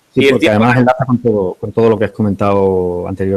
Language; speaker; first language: Spanish; native; Spanish